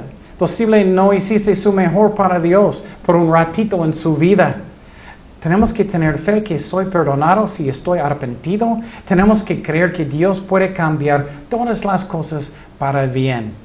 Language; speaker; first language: Spanish; non-native, fluent; English